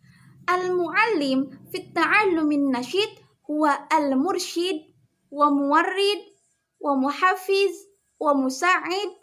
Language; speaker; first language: Arabic; non-native, learner; Indonesian